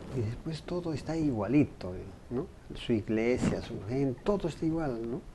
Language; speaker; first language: Spanish; native; Spanish